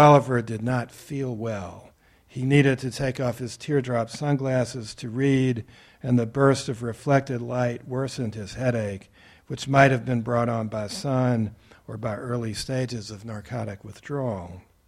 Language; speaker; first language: English; native; English